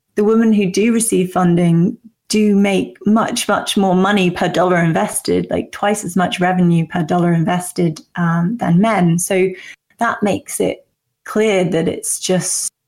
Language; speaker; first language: English; native; English